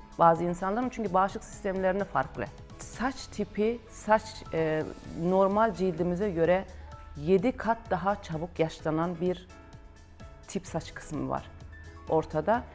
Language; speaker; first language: Turkish; non-native, fluent; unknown